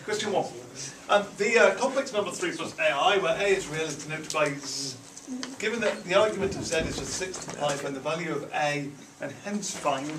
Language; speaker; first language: English; native; English